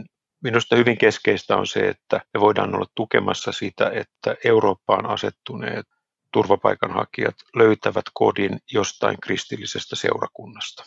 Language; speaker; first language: Finnish; native; Finnish